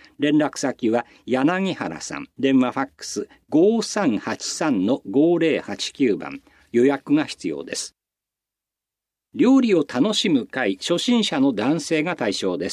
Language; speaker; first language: Japanese; native; Japanese